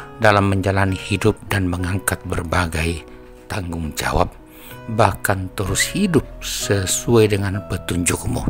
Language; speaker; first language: Indonesian; native; Indonesian